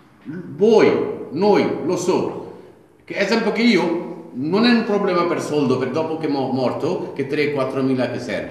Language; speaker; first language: Italian; non-native, learner; Bangla